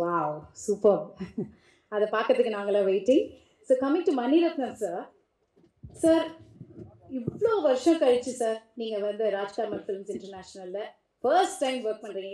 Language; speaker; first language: Tamil; native; Tamil